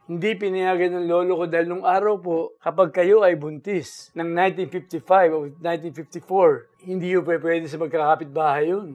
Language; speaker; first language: Filipino; native; Filipino